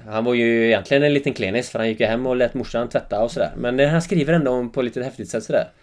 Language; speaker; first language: Swedish; native; Swedish